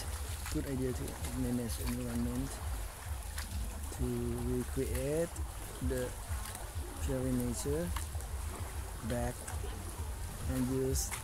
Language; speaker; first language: English; non-native, learner; Thai